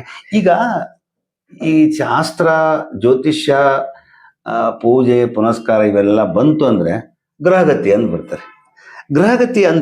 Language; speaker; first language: Kannada; native; Kannada